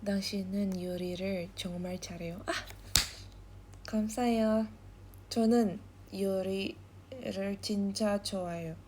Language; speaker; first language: Korean; non-native, learner; Indonesian